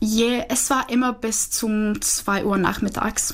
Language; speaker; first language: German; non-native, fluent; Czech